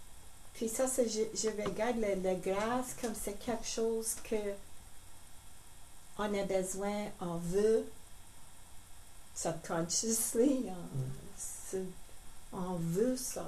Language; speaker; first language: French; non-native, local second language; English